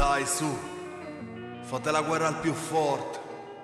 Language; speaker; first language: Italian; native; Italian